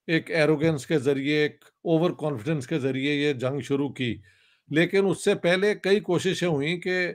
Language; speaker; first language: Urdu; non-native, local second language; Punjabi